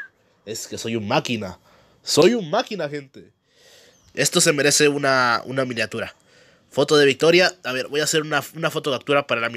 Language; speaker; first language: Spanish; native; Spanish